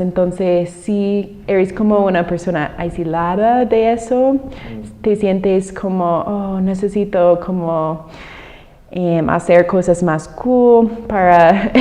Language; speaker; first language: Spanish; non-native, fluent; English